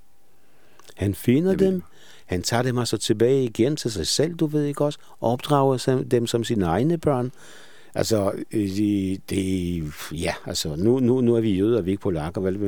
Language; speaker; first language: Danish; non-native, fluent; Polish